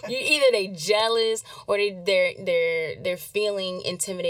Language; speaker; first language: English; native; English